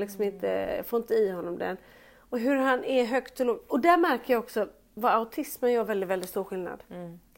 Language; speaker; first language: Swedish; native; Swedish